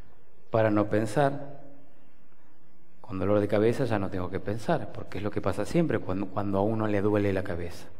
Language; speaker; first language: Spanish; native; Spanish